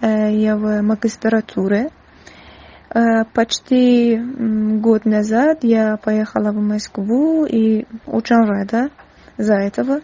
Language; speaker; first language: Russian; non-native, learner; Persian